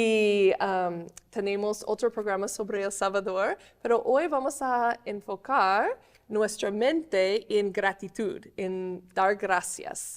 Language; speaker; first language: Spanish; non-native, fluent; English